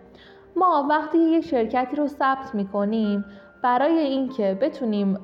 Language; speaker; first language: Persian; native; Persian